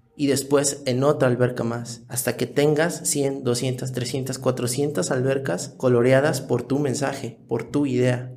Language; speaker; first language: Spanish; native; Spanish